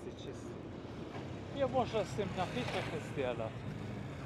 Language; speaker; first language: Russian; non-native, fluent; Persian